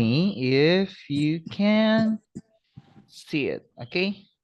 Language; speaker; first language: English; non-native, fluent; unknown